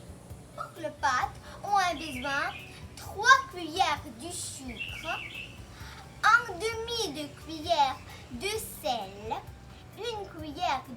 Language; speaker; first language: French; early bilingual, heritage; French